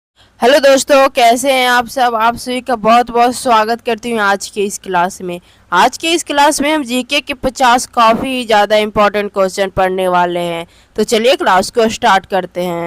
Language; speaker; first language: Hindi; native; Hindi